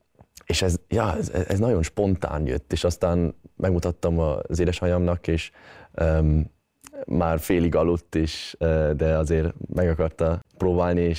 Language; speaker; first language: Hungarian; early bilingual, heritage; Hungarian